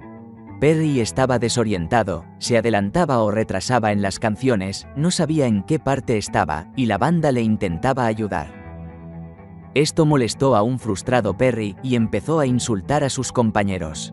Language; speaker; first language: Spanish; native; Spanish